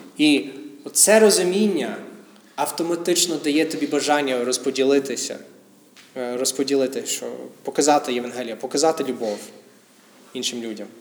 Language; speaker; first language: Ukrainian; non-native, fluent; English